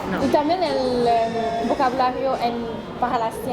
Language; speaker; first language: Spanish; non-native, learner; French